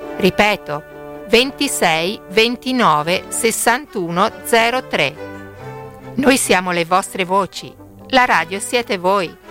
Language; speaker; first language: Italian; native; Italian